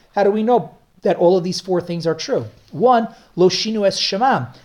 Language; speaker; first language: English; native; English